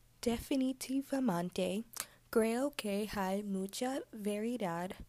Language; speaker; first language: Spanish; non-native, learner; English